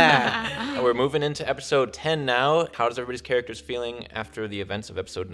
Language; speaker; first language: English; native; English